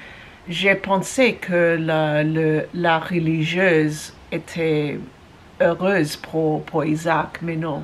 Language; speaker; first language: French; non-native, learner; English